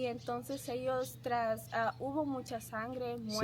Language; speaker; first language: Spanish; native; Spanish